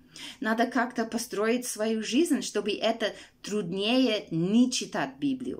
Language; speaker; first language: Russian; non-native, fluent; English